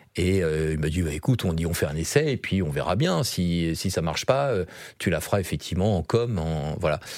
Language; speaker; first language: French; native; French